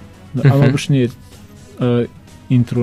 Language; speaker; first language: Romanian; non-native, learner; Turkmen